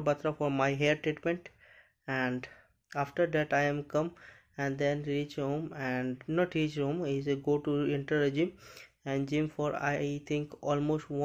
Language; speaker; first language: English; non-native, learner; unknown